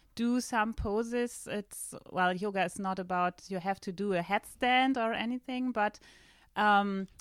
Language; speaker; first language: English; non-native, fluent; German